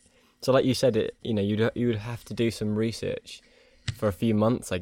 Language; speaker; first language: English; native; English